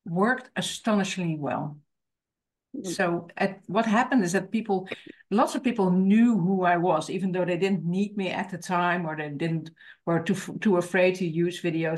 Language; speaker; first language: English; non-native, fluent; Dutch